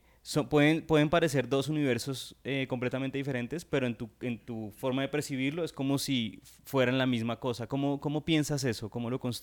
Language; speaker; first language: Spanish; native; Spanish